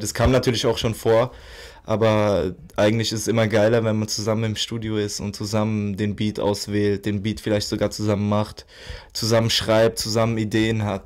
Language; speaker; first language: German; native; German